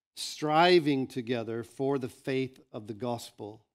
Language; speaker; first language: English; native; English